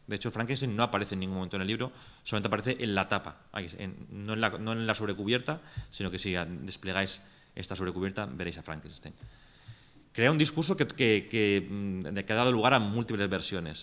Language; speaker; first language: Spanish; native; Spanish